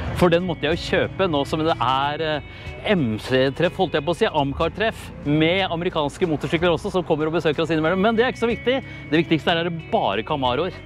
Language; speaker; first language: Norwegian; native; Norwegian